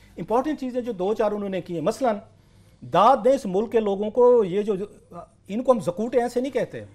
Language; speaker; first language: Urdu; non-native, local second language; Saraiki